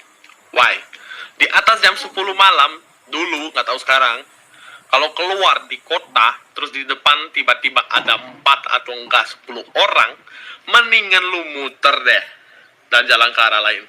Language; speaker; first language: Indonesian; early bilingual, other home language; Russian